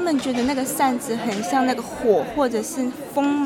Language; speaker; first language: French; non-native, fluent; Chinese